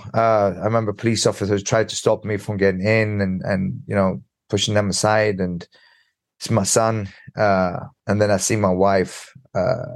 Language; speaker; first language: English; early bilingual, other home language; Swedish